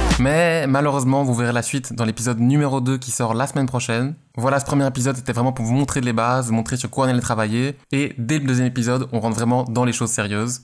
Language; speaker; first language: French; native; French